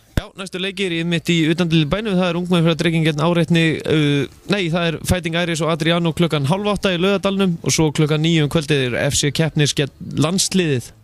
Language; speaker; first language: Icelandic; native; Icelandic